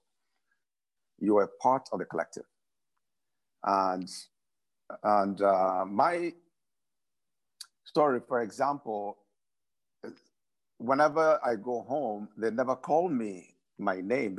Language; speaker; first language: English; non-native, local second language; Igbo